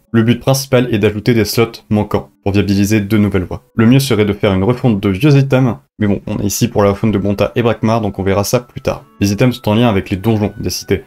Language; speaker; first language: French; native; French